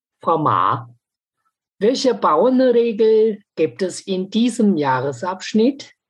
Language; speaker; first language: German; non-native, learner; Chinese